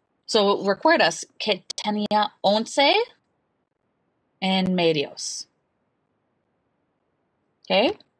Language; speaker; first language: Spanish; non-native, learner; English